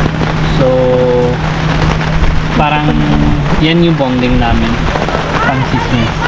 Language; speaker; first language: Filipino; non-native, learner; Hindi